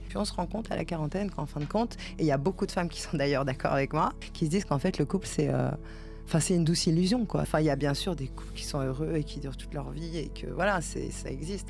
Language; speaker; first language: French; native; French